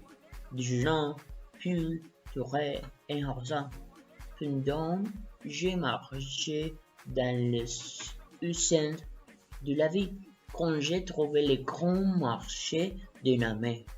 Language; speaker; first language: French; non-native, learner; Spanish